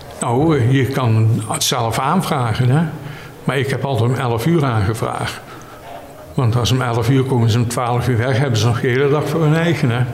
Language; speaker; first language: Dutch; native; Dutch